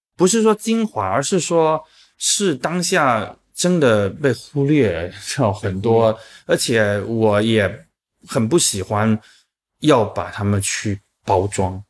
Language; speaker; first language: Chinese; non-native, local second language; Min Nan Chinese